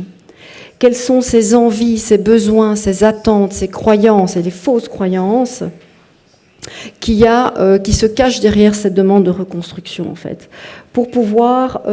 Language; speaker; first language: French; native; French